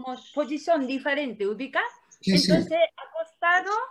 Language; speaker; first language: Spanish; non-native, learner; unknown